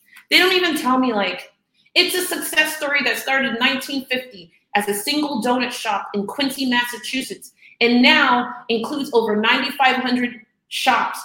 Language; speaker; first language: English; early bilingual, other home language; Spanish